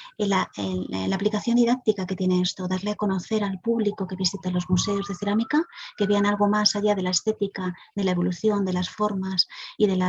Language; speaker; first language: Spanish; native; Spanish